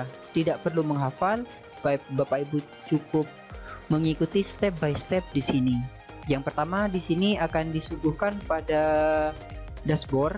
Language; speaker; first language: Indonesian; native; Indonesian